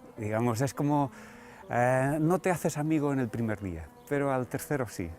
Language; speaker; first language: Spanish; early bilingual, other home language; English